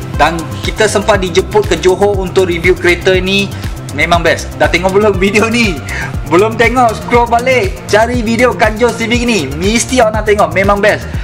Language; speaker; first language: Malay; non-native, local second language; Min Nan Chinese